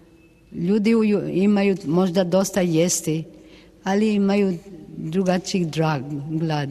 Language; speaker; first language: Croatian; non-native, local second language; Albanian